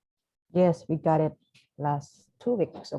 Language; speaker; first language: English; non-native, fluent; Khmer